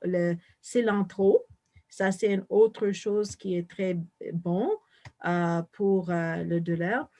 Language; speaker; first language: French; non-native, fluent; English